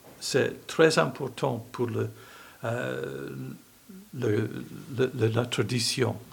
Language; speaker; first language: French; non-native, learner; English